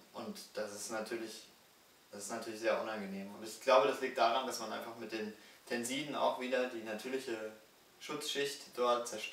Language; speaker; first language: German; native; German